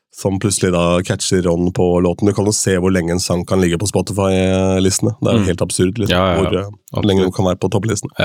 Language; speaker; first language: Norwegian; native; Norwegian